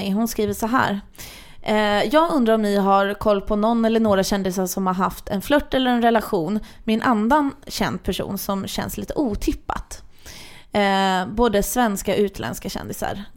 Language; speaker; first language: Swedish; native; Swedish